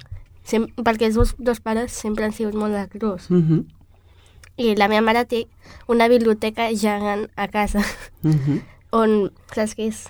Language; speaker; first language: Catalan; non-native, local second language; Spanish